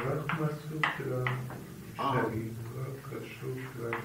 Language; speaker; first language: Russian; non-native, learner; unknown